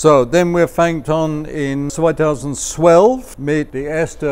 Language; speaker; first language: German; non-native, fluent; English